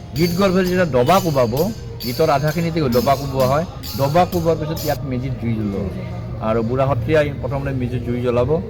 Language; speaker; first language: Assamese; native; Assamese